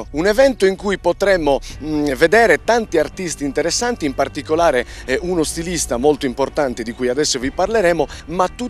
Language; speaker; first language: Italian; native; Italian